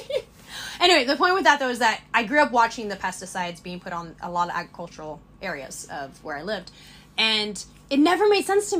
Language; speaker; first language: English; native; English